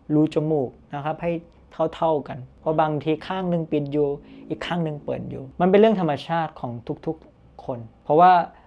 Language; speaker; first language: Thai; early bilingual, other home language; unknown